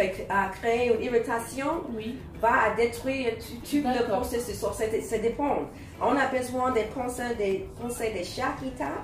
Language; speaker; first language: French; non-native, learner; English